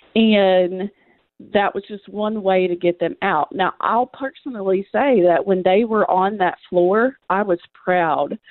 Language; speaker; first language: English; native; English